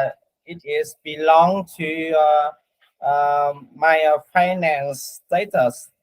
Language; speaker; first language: English; non-native, learner; Vietnamese